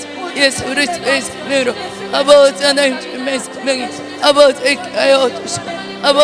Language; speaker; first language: Korean; native; Korean